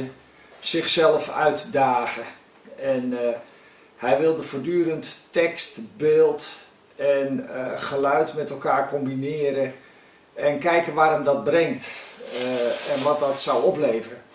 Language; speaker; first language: Dutch; native; Dutch